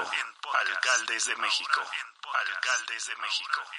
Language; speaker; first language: Spanish; native; Spanish